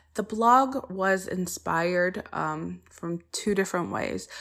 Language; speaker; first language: English; early bilingual, other home language; Polish